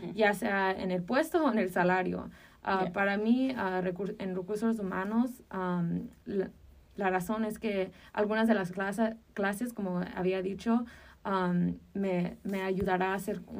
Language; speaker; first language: Spanish; early bilingual, heritage; Spanish